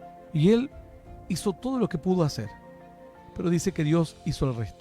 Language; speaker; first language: Spanish; native; Spanish